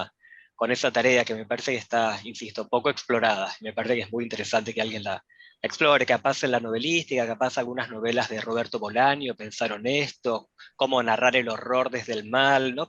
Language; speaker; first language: Spanish; native; Spanish